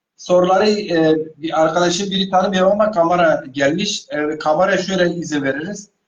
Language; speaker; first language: Turkish; non-native, local second language; Zaza